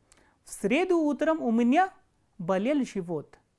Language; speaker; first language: Russian; non-native, fluent; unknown